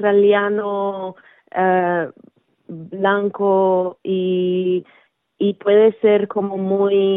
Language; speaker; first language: Spanish; early bilingual, heritage; Spanish